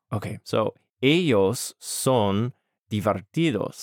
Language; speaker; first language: Spanish; non-native, learner; English